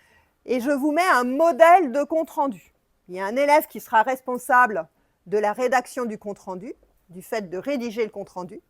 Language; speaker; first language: French; native; French